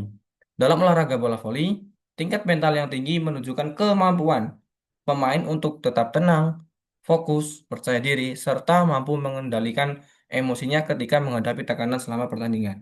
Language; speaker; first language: Indonesian; native; Indonesian